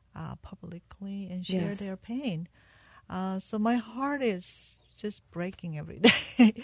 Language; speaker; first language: English; non-native, fluent; Korean